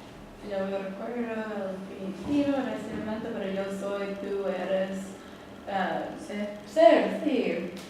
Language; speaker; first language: Spanish; non-native, learner; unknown